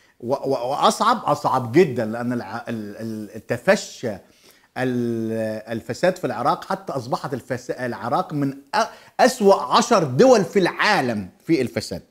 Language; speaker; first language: Arabic; native; Arabic